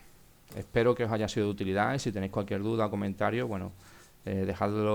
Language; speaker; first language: Spanish; native; Spanish